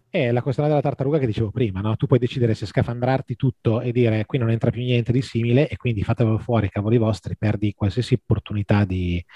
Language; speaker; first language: Italian; native; Italian